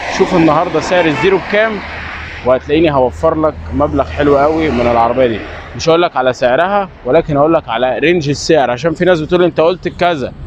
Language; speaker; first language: Egyptian Arabic; native; Egyptian Arabic